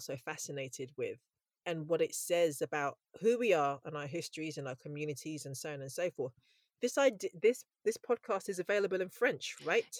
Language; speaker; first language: English; native; English